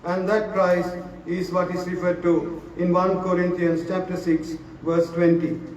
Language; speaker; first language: English; non-native, local second language; Sinhala